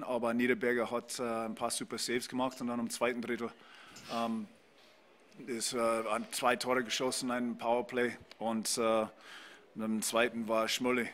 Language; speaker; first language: German; non-native, fluent; English